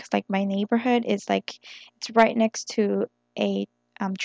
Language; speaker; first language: English; non-native, fluent; Korean